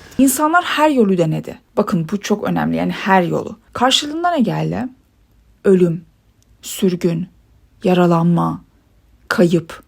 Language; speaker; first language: Turkish; early bilingual, other home language; Persian